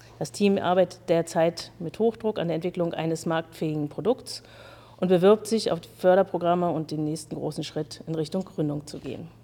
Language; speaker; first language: German; native; German